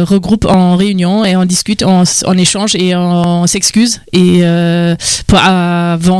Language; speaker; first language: French; non-native, fluent; German